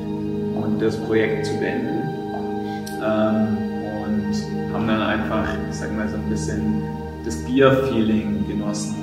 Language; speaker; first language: German; native; German